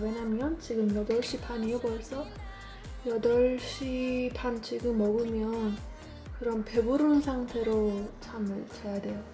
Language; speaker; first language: Korean; non-native, fluent; Persian